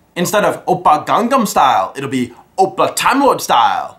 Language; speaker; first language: English; native; English